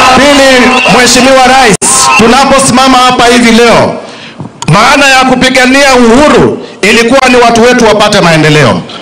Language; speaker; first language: Swahili; non-native, local second language; Kamba